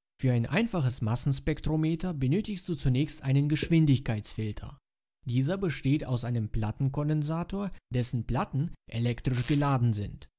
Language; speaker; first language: German; native; German